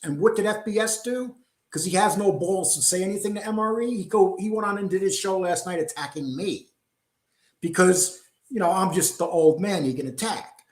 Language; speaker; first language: English; native; English